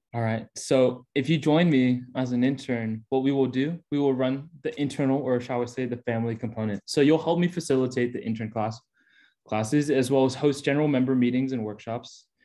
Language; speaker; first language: English; native; English